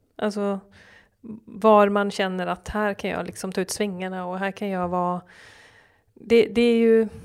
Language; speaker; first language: Swedish; early bilingual, other home language; Norwegian